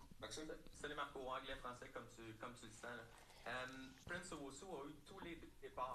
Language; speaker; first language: French; native; French